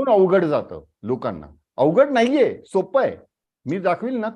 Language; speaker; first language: Hindi; native; Hindi